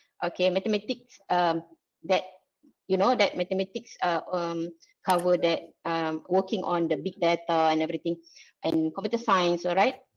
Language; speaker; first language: English; non-native, local second language; Malay